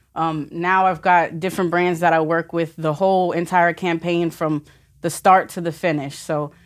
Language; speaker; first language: English; native; English